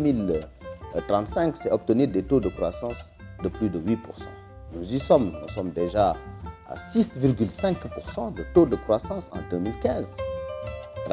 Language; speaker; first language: French; non-native, local second language; Wolof